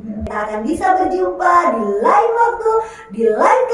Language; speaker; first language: Indonesian; native; Indonesian